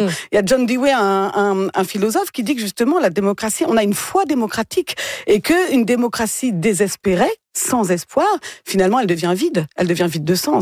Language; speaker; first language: French; native; French